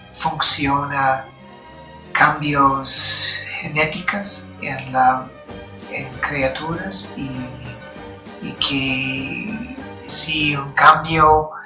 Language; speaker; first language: Spanish; non-native, fluent; English